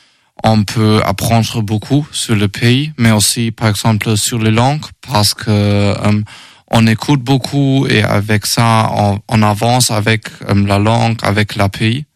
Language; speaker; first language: French; non-native, learner; German